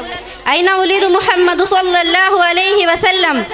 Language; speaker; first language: Arabic; non-native, learner; Urdu